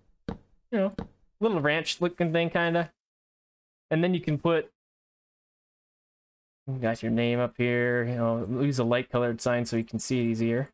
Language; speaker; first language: English; native; English